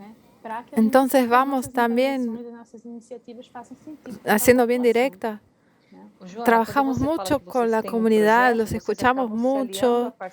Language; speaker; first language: Spanish; non-native, fluent; Portuguese